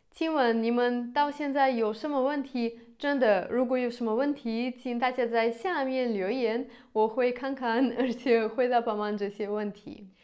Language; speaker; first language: Chinese; non-native, fluent; Russian